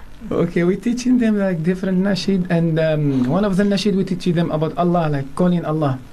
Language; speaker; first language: English; non-native, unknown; Arabic